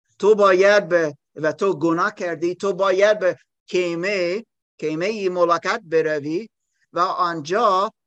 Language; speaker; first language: Persian; non-native, learner; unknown